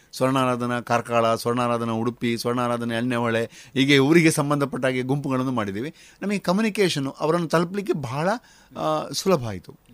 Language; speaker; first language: Kannada; non-native, local second language; Konkani